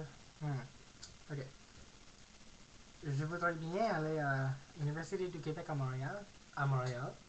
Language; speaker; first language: French; non-native, learner; English